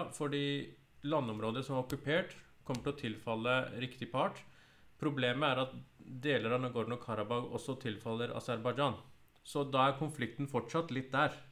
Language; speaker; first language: Norwegian; early bilingual, other home language; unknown